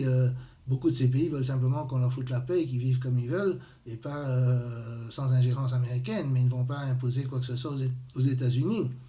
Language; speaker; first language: French; native; French